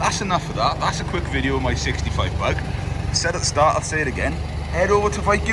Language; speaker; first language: English; native; English